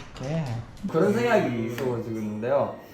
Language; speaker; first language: Korean; non-native, learner; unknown